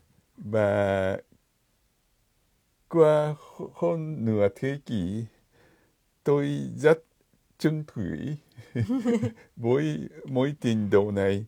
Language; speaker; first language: Vietnamese; non-native, fluent; Japanese